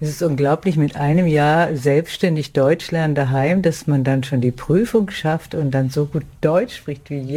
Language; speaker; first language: German; native; German